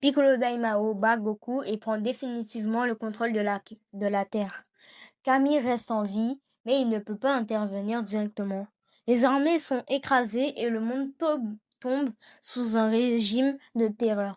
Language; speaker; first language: French; native; French